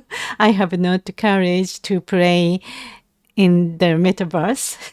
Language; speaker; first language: English; non-native, learner; Japanese